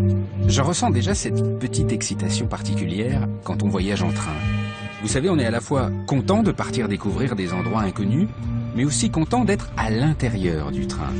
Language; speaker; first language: French; native; French